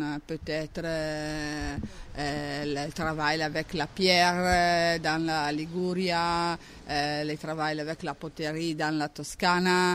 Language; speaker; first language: French; non-native, learner; Italian